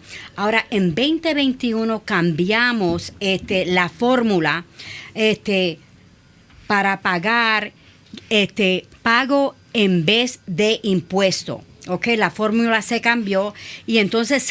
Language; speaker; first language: Spanish; early bilingual, other home language; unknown